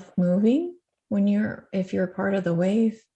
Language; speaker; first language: English; native; English